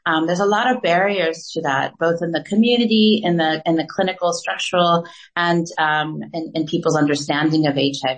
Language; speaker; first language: English; native; English